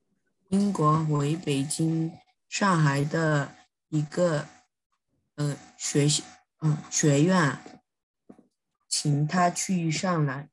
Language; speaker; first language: Chinese; non-native, learner; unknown